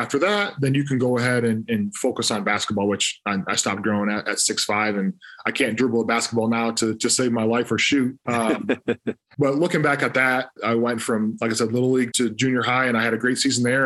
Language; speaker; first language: English; native; English